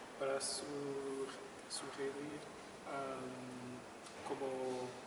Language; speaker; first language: Spanish; non-native, learner; French